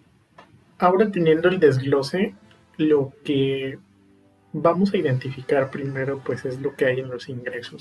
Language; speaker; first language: Spanish; native; Spanish